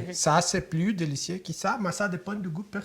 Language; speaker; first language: French; non-native, fluent; Portuguese